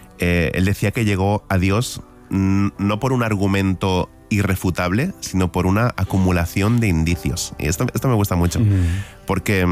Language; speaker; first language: Spanish; native; Spanish